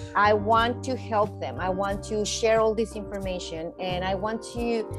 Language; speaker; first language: English; non-native, fluent; Spanish